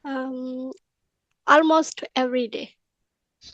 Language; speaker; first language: English; non-native, learner; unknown